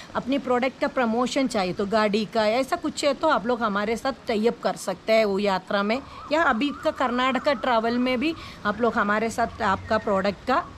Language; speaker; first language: Hindi; non-native, local second language; Malayalam